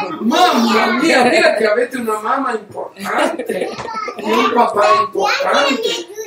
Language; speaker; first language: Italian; non-native, learner; Spanish